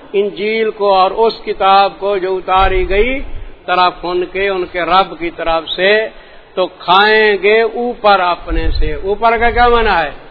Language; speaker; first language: Urdu; non-native, local second language; Saraiki